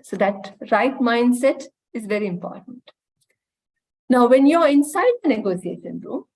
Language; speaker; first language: English; non-native, local second language; Sinhala